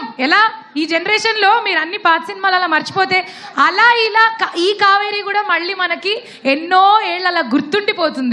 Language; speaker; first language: Telugu; native; Telugu